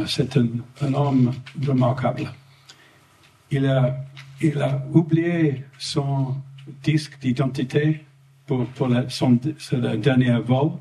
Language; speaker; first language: French; non-native, fluent; English